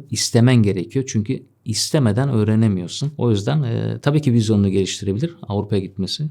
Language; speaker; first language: Turkish; early bilingual, heritage; Turkish